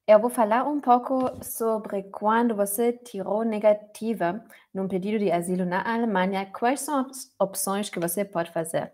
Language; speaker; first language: Portuguese; non-native, fluent; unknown